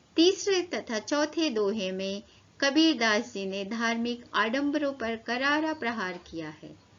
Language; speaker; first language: Hindi; native; Hindi